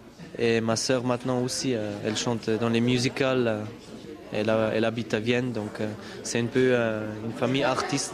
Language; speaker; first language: French; non-native, local second language; German